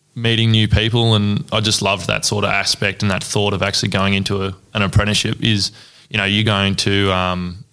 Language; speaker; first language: English; native; English